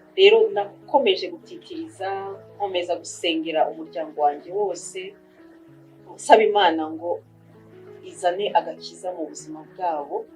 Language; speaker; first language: Kinyarwanda; native; Kinyarwanda